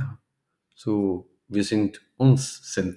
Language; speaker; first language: German; non-native, fluent; Portuguese